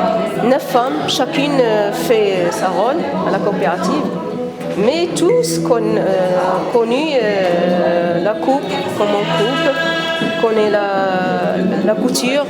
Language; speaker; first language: French; non-native, learner; Arabic